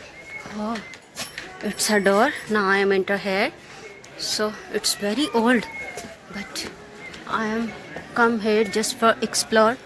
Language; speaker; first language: English; non-native, learner; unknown